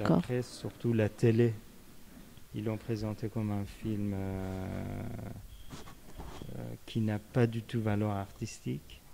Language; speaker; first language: French; non-native, fluent; Persian